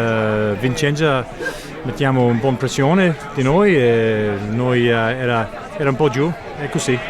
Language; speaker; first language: Italian; non-native, learner; English